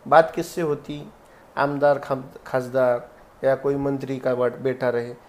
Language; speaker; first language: Hindi; non-native, local second language; Marathi